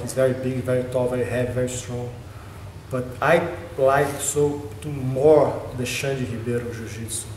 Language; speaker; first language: English; non-native, learner; Portuguese